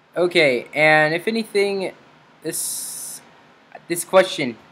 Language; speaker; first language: English; native; English